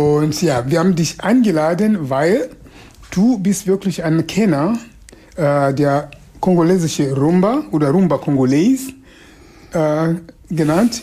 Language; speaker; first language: German; non-native, fluent; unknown